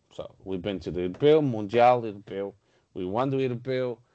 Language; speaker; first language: English; non-native, fluent; Portuguese